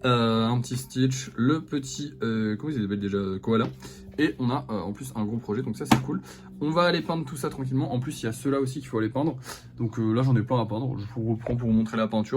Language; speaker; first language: French; native; French